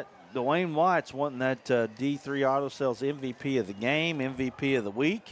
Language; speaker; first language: English; native; English